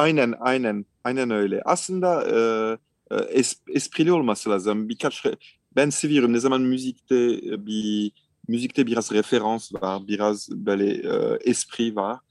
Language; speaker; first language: Turkish; non-native, fluent; French